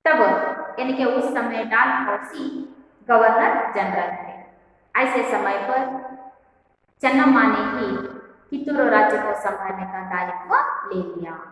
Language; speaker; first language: Hindi; non-native, local second language; Kannada